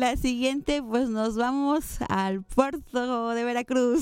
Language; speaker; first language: Spanish; native; Spanish